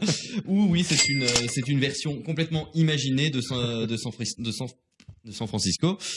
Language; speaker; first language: French; native; French